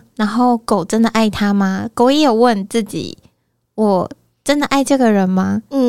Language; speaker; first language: Chinese; non-native, fluent; Japanese